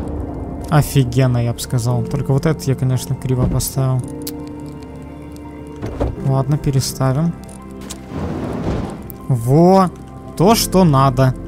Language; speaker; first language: Russian; native; Russian